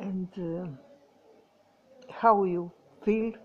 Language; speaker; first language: English; non-native, learner; Croatian